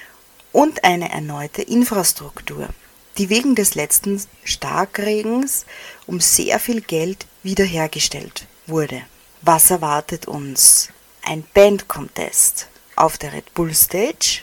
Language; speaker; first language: German; native; German